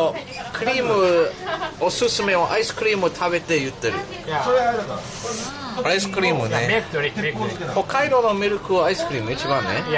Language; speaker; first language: Japanese; non-native, learner; English